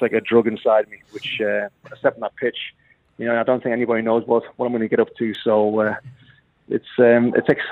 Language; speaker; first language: English; native; English